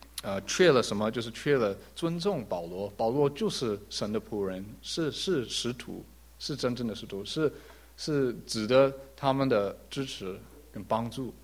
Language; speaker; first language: Chinese; early bilingual, heritage; English